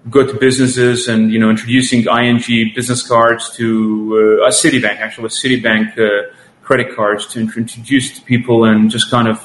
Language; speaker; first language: English; non-native, fluent; Arabic